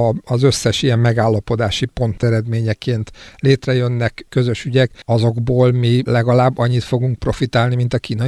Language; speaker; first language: Hungarian; native; Hungarian